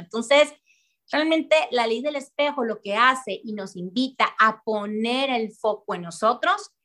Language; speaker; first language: Spanish; native; Spanish